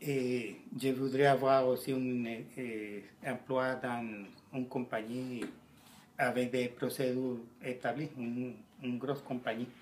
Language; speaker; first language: French; non-native, learner; Spanish